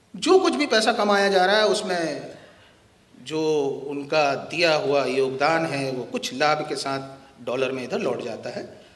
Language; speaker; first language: Hindi; native; Hindi